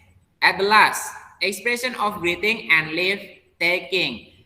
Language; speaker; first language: English; non-native, learner; Indonesian